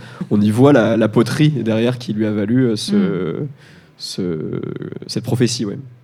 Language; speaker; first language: French; native; French